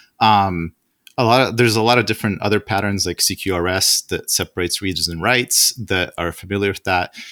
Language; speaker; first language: English; non-native, fluent; Russian